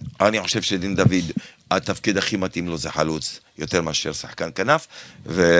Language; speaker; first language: Hebrew; native; Hebrew